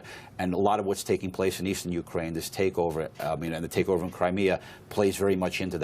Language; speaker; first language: English; native; English